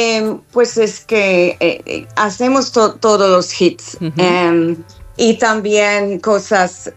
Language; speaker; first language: Spanish; non-native, fluent; English